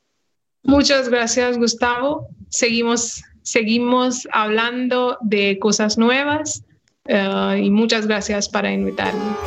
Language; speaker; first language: Spanish; non-native, fluent; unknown